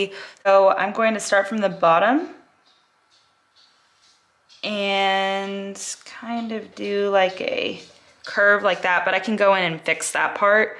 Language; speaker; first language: English; native; English